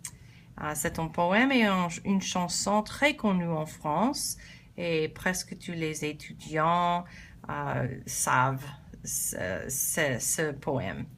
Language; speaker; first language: French; non-native, learner; English